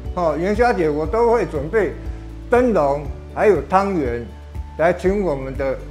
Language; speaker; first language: Chinese; native; Chinese